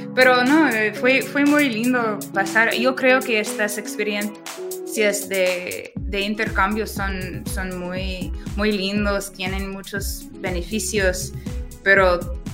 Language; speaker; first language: Spanish; non-native, fluent; English